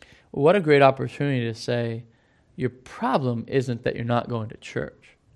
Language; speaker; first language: English; native; English